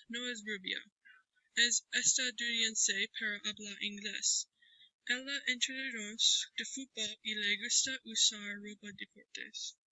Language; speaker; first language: Spanish; non-native, learner; English